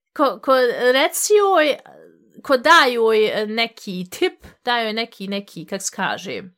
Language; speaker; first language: Bosnian; early bilingual, heritage; Bosnian